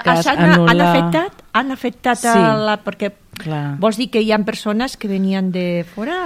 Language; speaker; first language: Catalan; native; Catalan